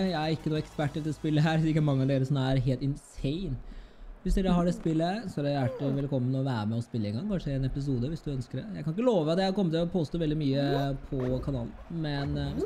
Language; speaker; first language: Norwegian; native; Norwegian